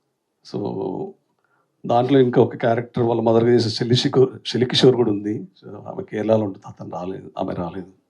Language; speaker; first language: Telugu; native; Telugu